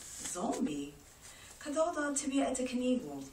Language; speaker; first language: Russian; non-native, learner; English